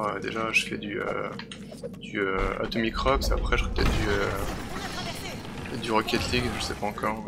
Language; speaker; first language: French; native; French